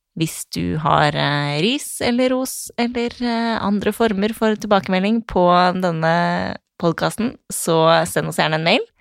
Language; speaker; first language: Norwegian; native; Norwegian